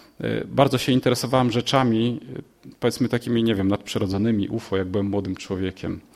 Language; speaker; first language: Polish; native; Polish